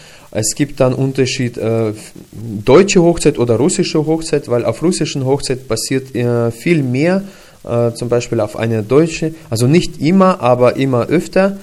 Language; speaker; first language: German; non-native, fluent; Russian